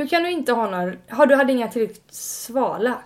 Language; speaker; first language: Swedish; native; Swedish